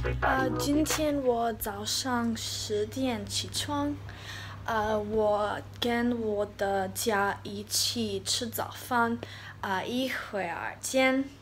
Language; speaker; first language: Chinese; non-native, learner; English